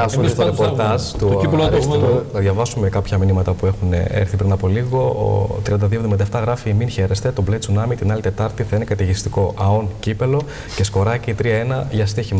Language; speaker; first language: Greek; native; Greek